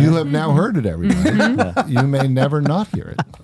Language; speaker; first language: English; native; English